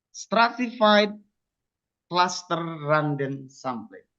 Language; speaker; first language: English; non-native, fluent; Indonesian